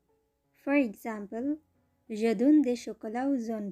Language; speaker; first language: French; non-native, fluent; Bangla